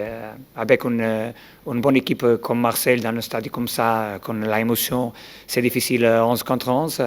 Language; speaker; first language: French; non-native, learner; Portuguese